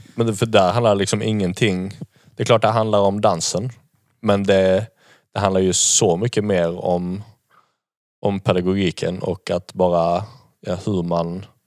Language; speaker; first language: Swedish; native; Swedish